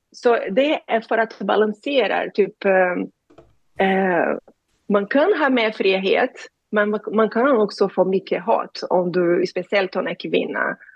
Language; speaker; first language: Swedish; non-native, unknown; Portuguese